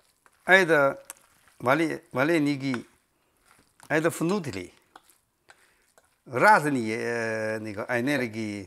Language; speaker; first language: Russian; non-native, learner; Chinese